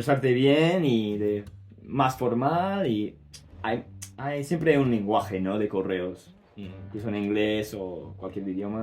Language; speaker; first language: Spanish; non-native, fluent; English